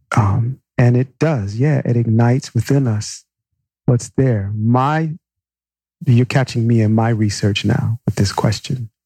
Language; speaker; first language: English; native; English